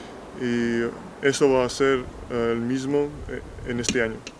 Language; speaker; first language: Spanish; non-native, fluent; Georgian